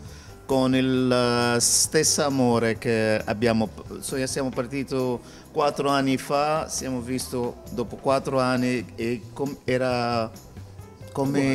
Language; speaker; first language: Italian; non-native, learner; Arabic